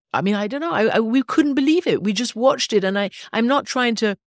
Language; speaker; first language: English; early bilingual, other home language; Persian